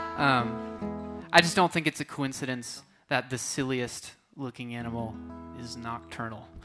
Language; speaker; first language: English; native; English